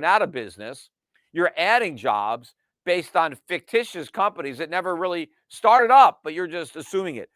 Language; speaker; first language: English; native; English